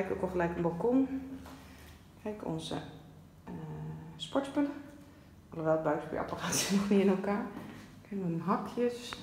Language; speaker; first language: Dutch; native; Dutch